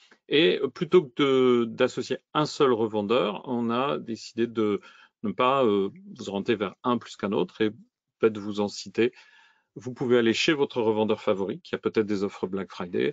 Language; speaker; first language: French; native; French